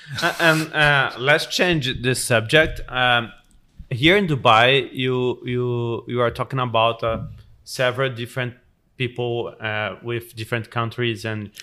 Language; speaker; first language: English; non-native, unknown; Portuguese